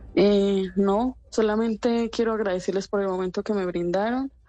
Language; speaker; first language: Spanish; native; Spanish